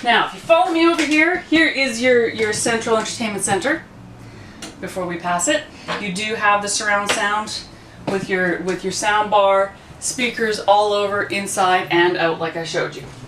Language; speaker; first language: English; native; English